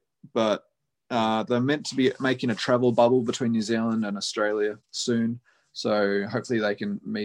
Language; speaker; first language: English; native; English